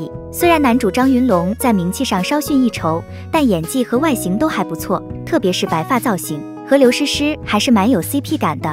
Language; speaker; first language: Chinese; native; Chinese